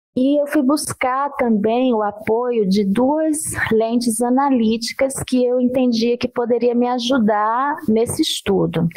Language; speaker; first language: Portuguese; native; Portuguese